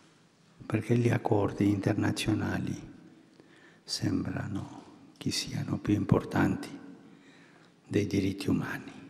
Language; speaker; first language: Italian; non-native, fluent; Spanish